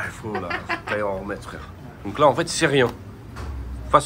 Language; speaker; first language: French; native; French